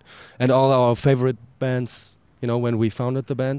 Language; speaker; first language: English; non-native, fluent; German